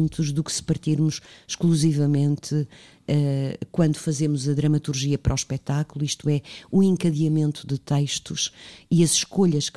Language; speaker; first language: Portuguese; native; Portuguese